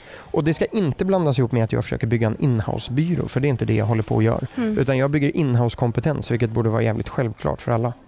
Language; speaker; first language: Swedish; early bilingual, other home language; German